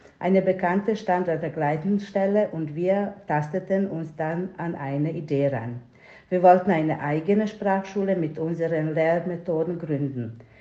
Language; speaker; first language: German; non-native, fluent; Serbian